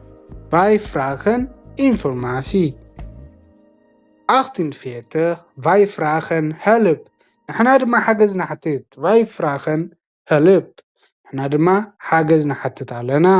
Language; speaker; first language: Dutch; non-native, fluent; Tigrinya